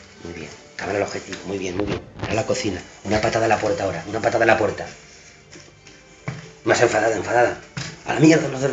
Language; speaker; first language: Spanish; native; Spanish